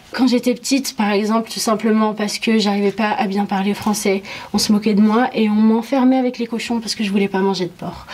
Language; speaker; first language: French; early bilingual, other home language; Arabic